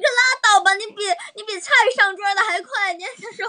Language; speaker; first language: Chinese; native; Chinese